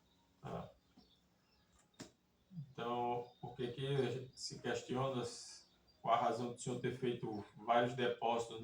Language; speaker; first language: Portuguese; native; Portuguese